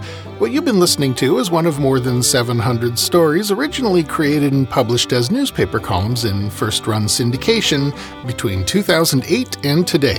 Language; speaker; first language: English; native; English